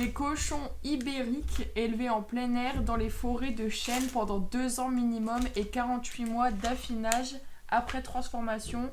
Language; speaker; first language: French; native; French